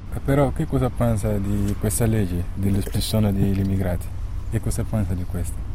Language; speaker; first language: Italian; non-native, learner; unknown